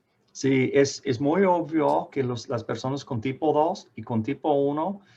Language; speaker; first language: Spanish; non-native, fluent; English